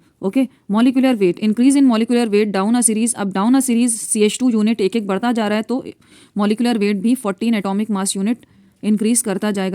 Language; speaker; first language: Hindi; native; Hindi